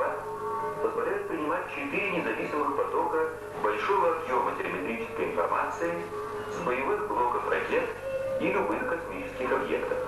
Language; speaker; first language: Russian; native; Russian